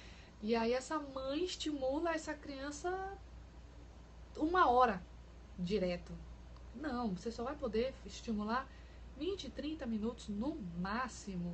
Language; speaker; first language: Portuguese; native; Portuguese